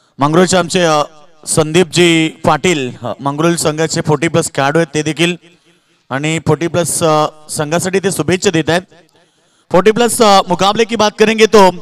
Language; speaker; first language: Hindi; non-native, local second language; Marathi